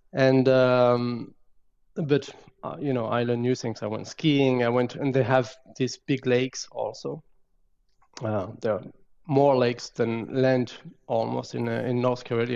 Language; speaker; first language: English; non-native, fluent; French